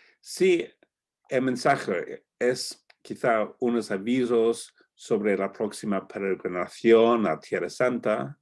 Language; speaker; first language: Spanish; non-native, fluent; English